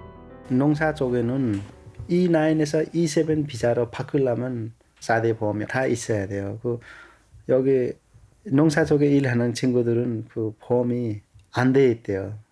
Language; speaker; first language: Korean; non-native, learner; Nepali